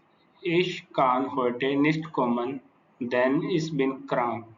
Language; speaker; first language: German; non-native, learner; Hindi